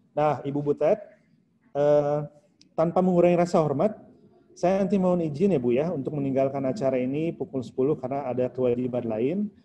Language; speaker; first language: Indonesian; native; Indonesian